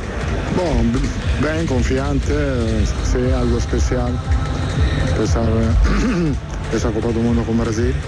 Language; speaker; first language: Portuguese; non-native, learner; Italian